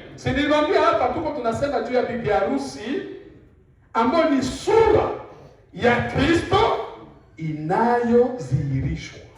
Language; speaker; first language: Swahili; native; Swahili